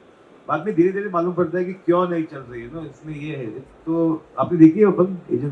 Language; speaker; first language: Hindi; non-native, local second language; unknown